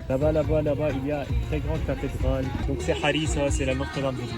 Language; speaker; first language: French; non-native, local second language; Arabic